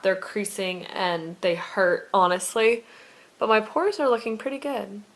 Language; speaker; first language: English; native; English